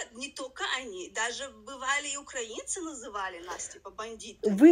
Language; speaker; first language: Russian; non-native, local second language; Chechen